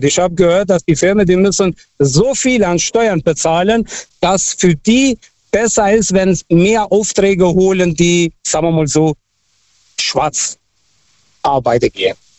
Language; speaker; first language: German; non-native, fluent; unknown